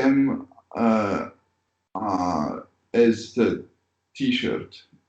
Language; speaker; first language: Hungarian; non-native, learner; French